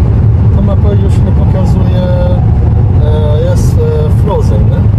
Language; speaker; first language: Polish; non-native, learner; Portuguese